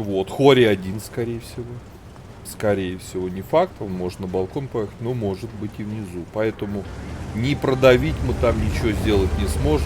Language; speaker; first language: Russian; native; Russian